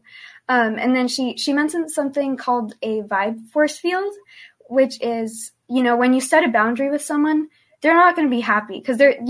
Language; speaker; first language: English; early bilingual, other home language; Spanish